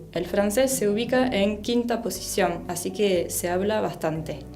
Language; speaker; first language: Spanish; non-native, fluent; French